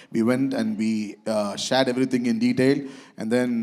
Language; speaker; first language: English; non-native, local second language; Tamil